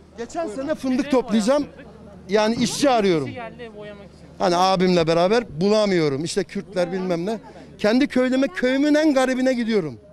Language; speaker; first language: Turkish; native; Turkish